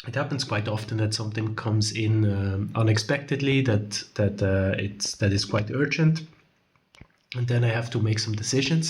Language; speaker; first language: English; non-native, fluent; German